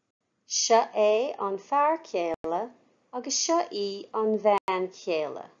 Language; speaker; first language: Irish; non-native, fluent; English